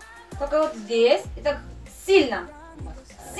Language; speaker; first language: Russian; native; Russian